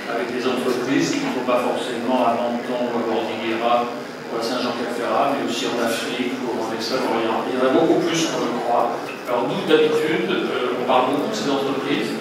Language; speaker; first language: French; native; French